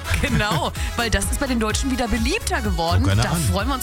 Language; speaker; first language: German; native; German